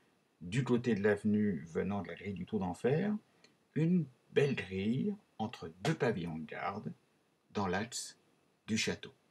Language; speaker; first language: French; native; French